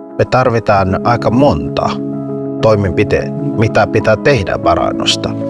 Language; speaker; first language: Finnish; non-native, fluent; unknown